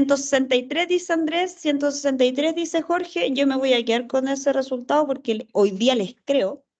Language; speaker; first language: Spanish; native; Spanish